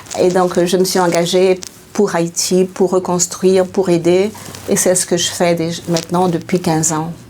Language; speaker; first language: French; native; French